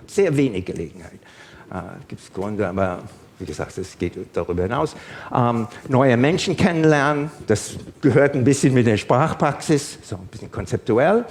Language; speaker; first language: German; non-native, fluent; English